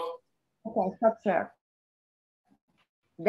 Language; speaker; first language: English; non-native, fluent; Portuguese